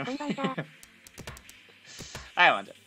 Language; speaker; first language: Japanese; native; Japanese